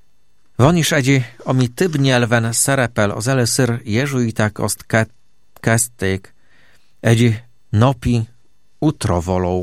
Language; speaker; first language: Hungarian; non-native, fluent; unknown